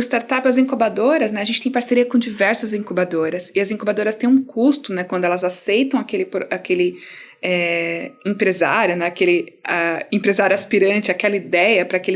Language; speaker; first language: Portuguese; native; Portuguese